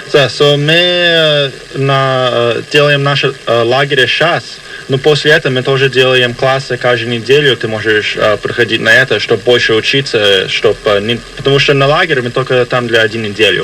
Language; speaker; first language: Russian; early bilingual, heritage; Russian